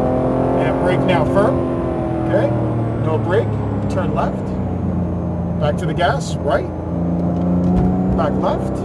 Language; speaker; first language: English; native; English